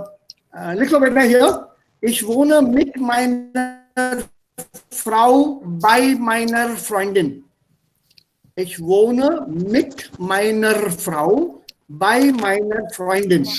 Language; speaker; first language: German; non-native, fluent; Hindi